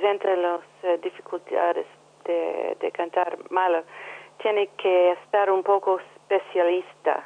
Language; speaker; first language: Spanish; non-native, learner; English